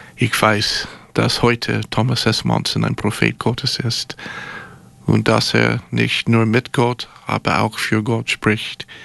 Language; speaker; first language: German; non-native, fluent; English